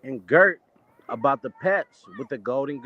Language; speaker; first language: English; native; English